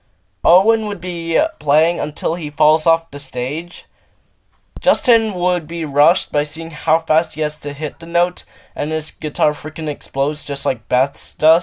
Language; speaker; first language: English; native; English